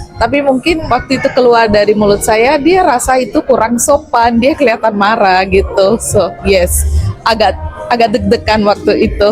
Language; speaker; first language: Indonesian; non-native, fluent; Malayalam